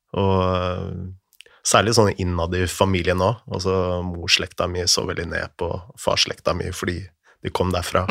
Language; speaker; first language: Norwegian; native; Norwegian